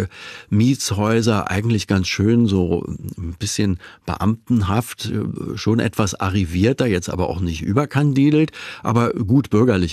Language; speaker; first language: German; native; German